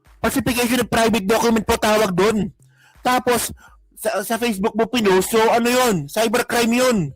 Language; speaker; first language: Filipino; native; Filipino